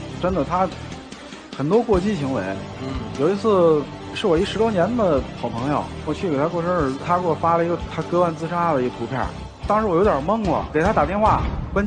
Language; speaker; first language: Chinese; native; Chinese